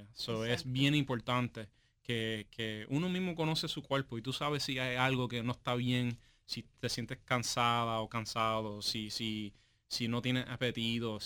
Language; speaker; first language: Spanish; native; Spanish